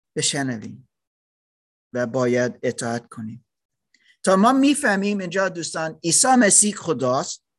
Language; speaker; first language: Persian; non-native, learner; German